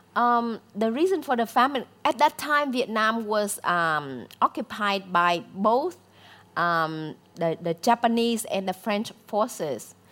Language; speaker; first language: English; non-native, fluent; Vietnamese